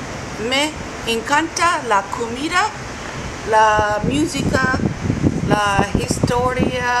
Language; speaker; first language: Spanish; non-native, learner; English